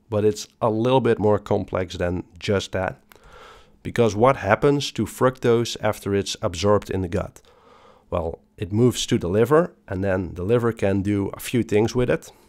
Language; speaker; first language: English; non-native, fluent; Dutch